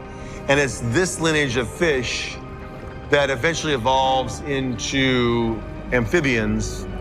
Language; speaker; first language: English; native; English